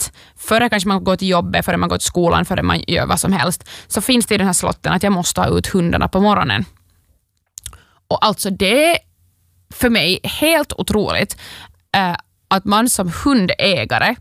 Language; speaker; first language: Swedish; native; Swedish